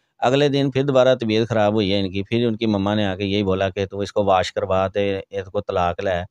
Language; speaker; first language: Urdu; non-native, local second language; Punjabi